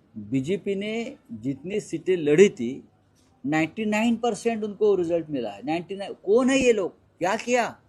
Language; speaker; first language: Hindi; non-native, local second language; Marathi